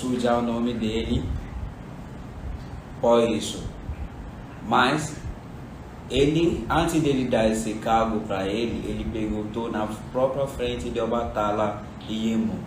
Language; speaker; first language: Portuguese; non-native, learner; Yoruba